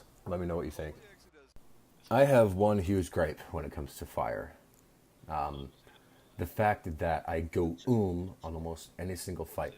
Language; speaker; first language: English; native; English